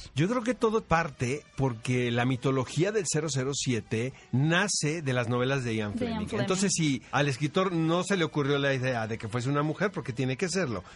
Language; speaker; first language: Spanish; native; Spanish